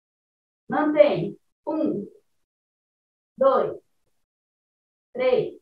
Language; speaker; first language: Portuguese; native; Portuguese